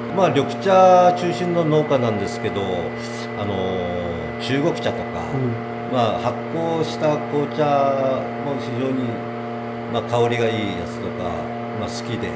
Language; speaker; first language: Japanese; native; Japanese